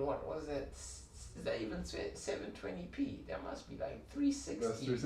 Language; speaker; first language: English; early bilingual, other home language; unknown